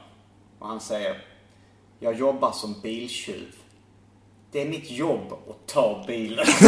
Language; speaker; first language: Swedish; native; Swedish